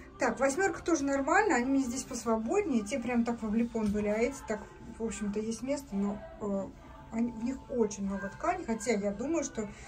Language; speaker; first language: Russian; native; Russian